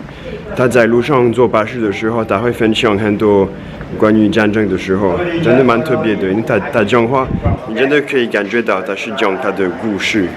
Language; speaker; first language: Chinese; non-native, fluent; French